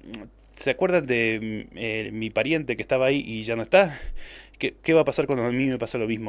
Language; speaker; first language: Spanish; native; Spanish